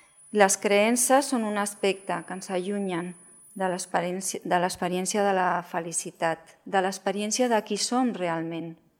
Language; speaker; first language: Catalan; non-native, local second language; Spanish